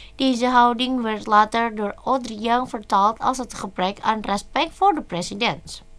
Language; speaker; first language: Dutch; non-native, learner; Indonesian